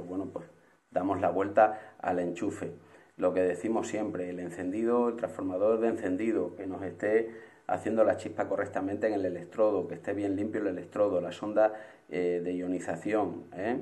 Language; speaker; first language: Spanish; native; Spanish